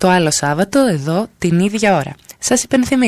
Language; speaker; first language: Greek; native; Greek